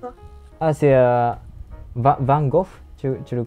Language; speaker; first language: French; non-native, learner; Japanese